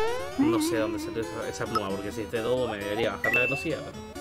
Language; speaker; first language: Spanish; native; Spanish